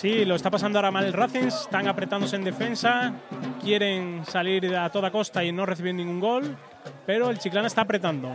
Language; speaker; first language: Spanish; native; Spanish